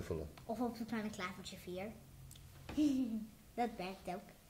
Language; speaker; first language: Dutch; native; Dutch